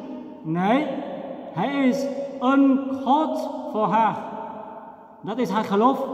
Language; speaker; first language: Dutch; non-native, fluent; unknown